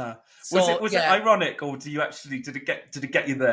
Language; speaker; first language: English; native; English